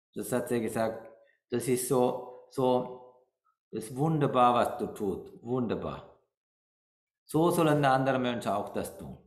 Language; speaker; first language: German; non-native, learner; Sinhala